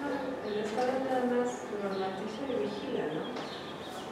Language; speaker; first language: Spanish; native; Spanish